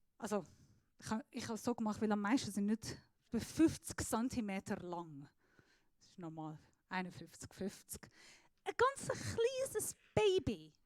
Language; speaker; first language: German; non-native, fluent; Persian